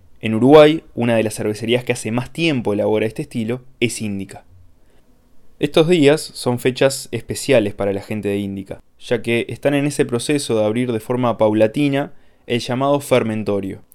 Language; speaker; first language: Spanish; native; Spanish